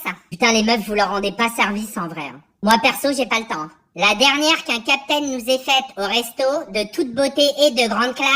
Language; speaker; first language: French; native; French